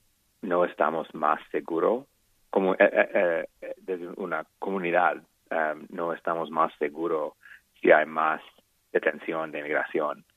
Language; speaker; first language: Spanish; non-native, learner; English